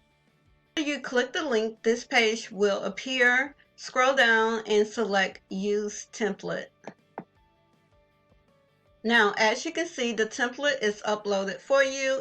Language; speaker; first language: English; native; English